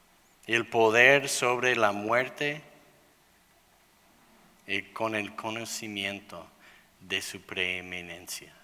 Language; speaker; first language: Spanish; non-native, fluent; English